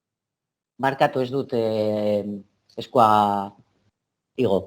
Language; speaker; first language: Basque; non-native, local second language; Spanish